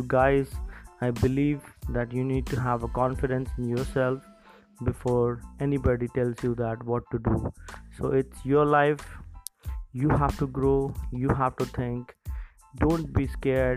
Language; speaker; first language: English; non-native, local second language; Hindi